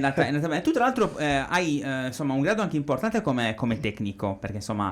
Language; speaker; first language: Italian; native; Italian